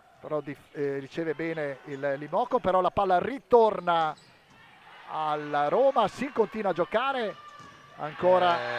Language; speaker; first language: Italian; native; Italian